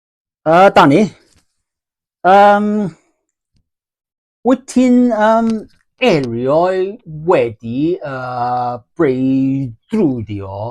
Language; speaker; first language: Welsh; non-native, learner; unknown